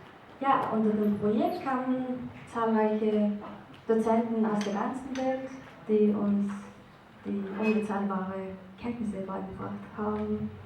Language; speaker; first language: German; non-native, fluent; Mongolian